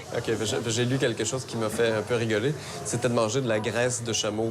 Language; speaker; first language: French; native; French